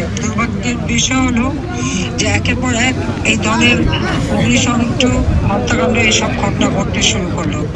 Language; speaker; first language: Bangla; native; Bangla